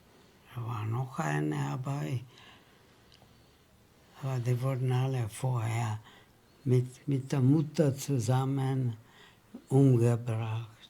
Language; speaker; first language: German; early bilingual, heritage; German